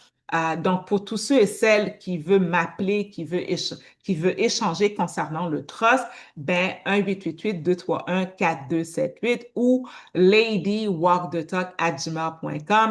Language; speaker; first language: French; native; French